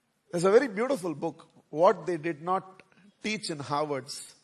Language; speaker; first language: English; non-native, local second language; Tamil